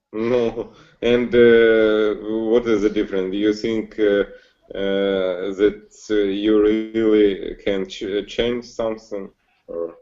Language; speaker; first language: English; non-native, learner; Russian